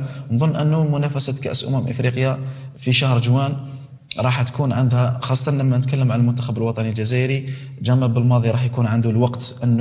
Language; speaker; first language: Arabic; native; Arabic